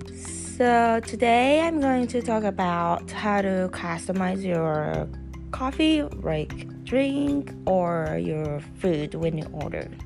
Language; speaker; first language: English; non-native, fluent; Japanese